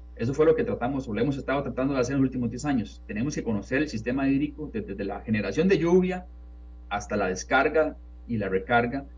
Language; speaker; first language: Spanish; native; Spanish